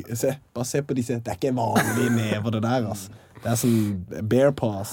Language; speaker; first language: Norwegian; early bilingual, other home language; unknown